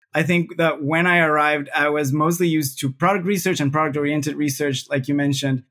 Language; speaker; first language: English; non-native, fluent; Spanish